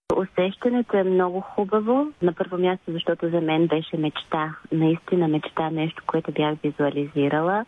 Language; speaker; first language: Bulgarian; native; Bulgarian